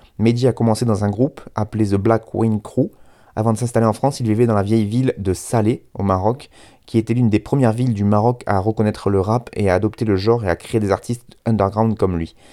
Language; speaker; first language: French; native; French